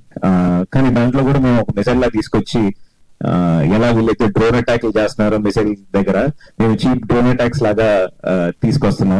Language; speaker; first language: Telugu; native; Telugu